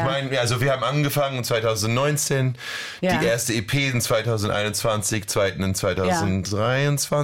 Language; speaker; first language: German; non-native, fluent; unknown